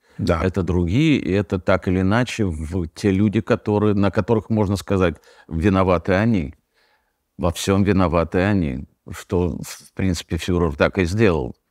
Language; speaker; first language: Russian; native; Russian